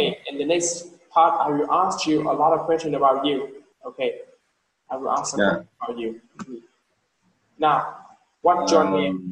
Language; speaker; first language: English; non-native, learner; Vietnamese